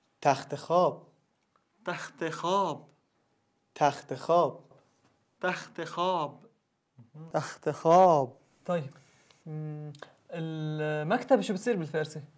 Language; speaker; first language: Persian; non-native, learner; Arabic